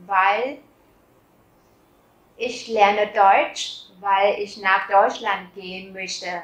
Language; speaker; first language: German; non-native, fluent; Vietnamese